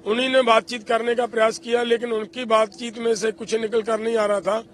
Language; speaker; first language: Hindi; non-native, local second language; Punjabi